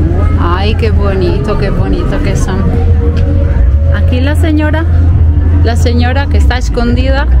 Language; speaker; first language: Spanish; non-native, fluent; Italian